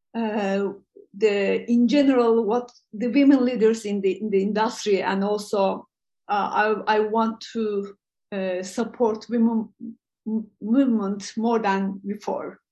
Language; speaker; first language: English; non-native, fluent; Turkish